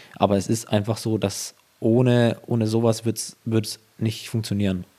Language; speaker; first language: German; native; German